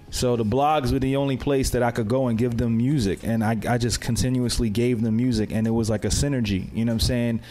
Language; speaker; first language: English; native; English